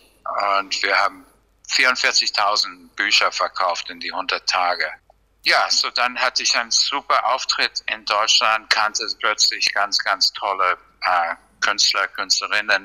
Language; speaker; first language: German; non-native, fluent; English